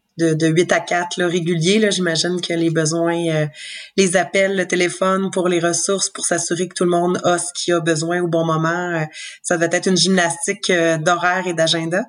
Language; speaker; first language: French; native; French